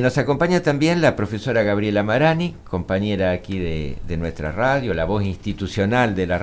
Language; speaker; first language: Spanish; native; Spanish